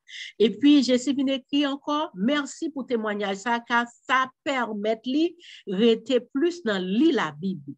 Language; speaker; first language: French; non-native, local second language; Haitian Creole